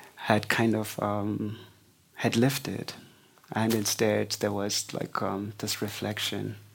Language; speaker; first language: English; non-native, local second language; Xhosa